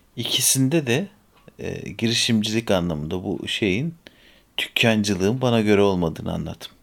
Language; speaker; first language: Turkish; native; Turkish